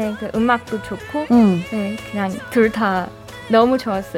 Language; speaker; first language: Korean; non-native, learner; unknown